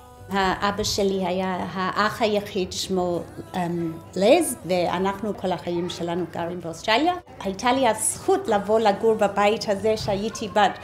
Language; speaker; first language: Hebrew; non-native, fluent; English